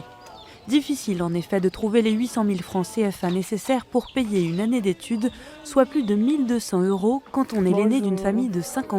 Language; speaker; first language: French; native; French